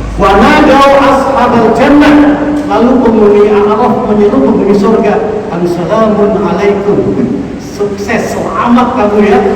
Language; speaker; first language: Indonesian; non-native, local second language; Javanese